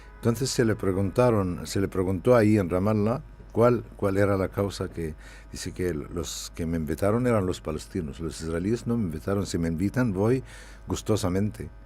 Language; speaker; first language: Spanish; non-native, fluent; Arabic